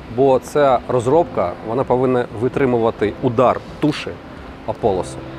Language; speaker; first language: Ukrainian; non-native, local second language; Russian